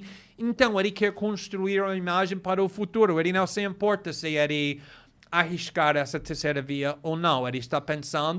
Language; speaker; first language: Portuguese; non-native, fluent; English